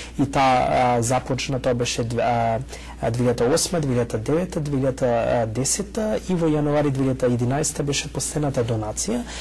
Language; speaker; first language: Macedonian; early bilingual, heritage; Macedonian